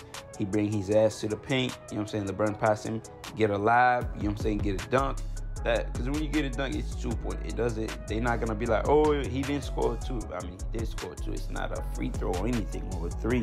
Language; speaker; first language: English; native; English